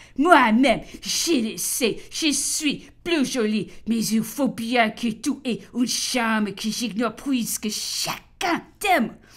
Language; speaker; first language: French; non-native, fluent; English